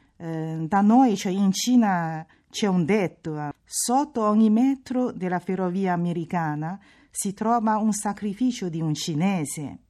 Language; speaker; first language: Italian; non-native, fluent; Chinese